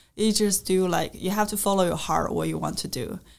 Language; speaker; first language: English; non-native, learner; Chinese